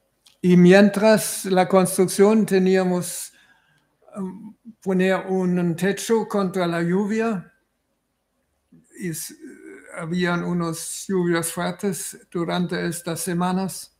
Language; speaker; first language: Spanish; non-native, fluent; German